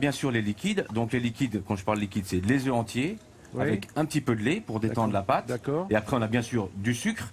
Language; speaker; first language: French; native; French